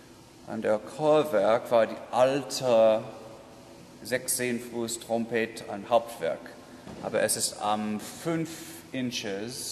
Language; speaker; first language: German; non-native, learner; English